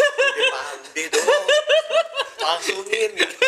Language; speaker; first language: Indonesian; native; Indonesian